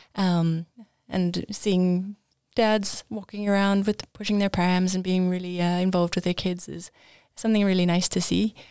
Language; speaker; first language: English; native; English